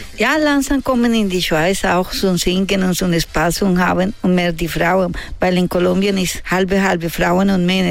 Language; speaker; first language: German; non-native, learner; Spanish